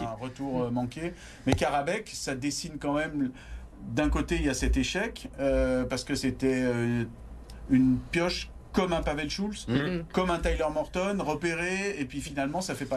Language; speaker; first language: French; native; French